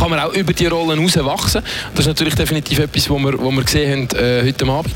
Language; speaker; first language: German; native; German